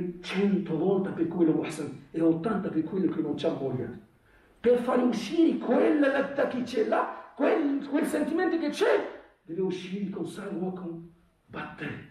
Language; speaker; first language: Italian; non-native, fluent; Arabic